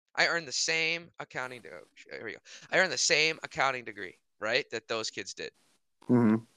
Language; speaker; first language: English; early bilingual, other home language; Hindi